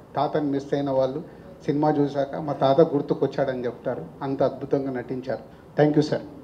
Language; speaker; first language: Telugu; native; Telugu